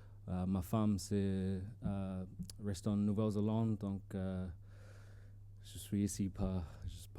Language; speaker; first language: French; non-native, learner; English